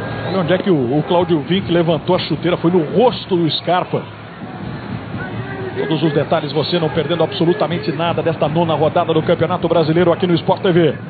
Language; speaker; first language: Portuguese; native; Portuguese